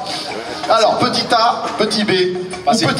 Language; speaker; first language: French; native; French